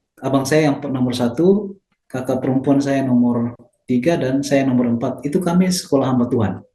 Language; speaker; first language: Indonesian; native; Indonesian